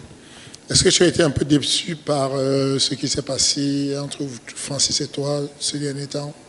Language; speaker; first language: French; native; French